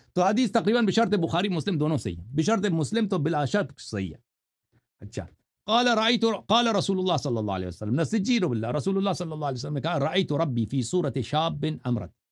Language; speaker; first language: Urdu; non-native, fluent; Persian